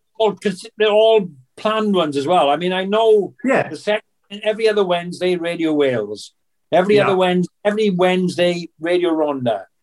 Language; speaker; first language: English; native; English